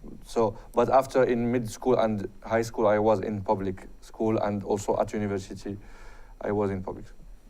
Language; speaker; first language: English; non-native, fluent; Arabic